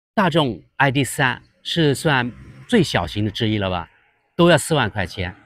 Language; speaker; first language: Chinese; native; Chinese